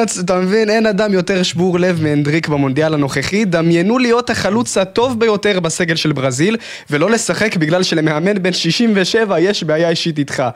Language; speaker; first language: Hebrew; native; Hebrew